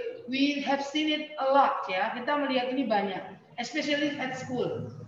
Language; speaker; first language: English; non-native, fluent; Indonesian